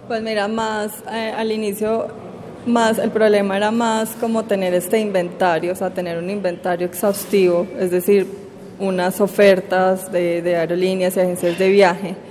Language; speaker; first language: Spanish; native; Spanish